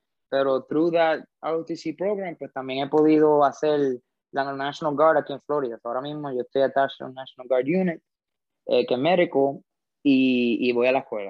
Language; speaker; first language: Spanish; native; Spanish